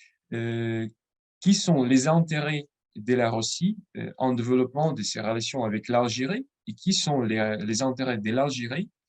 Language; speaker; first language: French; non-native, fluent; Russian